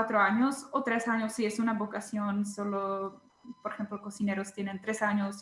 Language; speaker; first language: Spanish; non-native, fluent; Czech